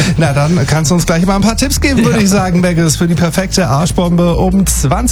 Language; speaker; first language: German; native; German